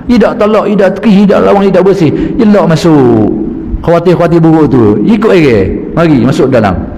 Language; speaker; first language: Malay; native; Malay